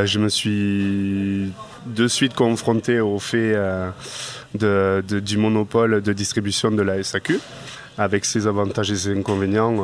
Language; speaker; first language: French; native; French